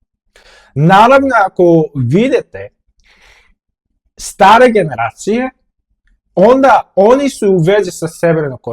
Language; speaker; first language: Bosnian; non-native, fluent; Korean